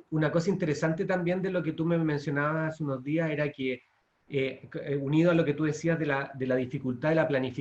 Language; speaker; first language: Spanish; native; Spanish